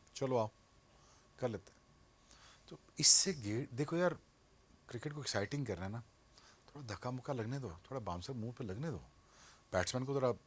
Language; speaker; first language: Urdu; non-native, local second language; Punjabi